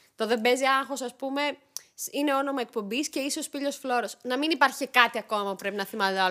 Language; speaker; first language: Greek; early bilingual, other home language; Armenian